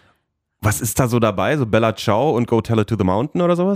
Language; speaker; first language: German; native; German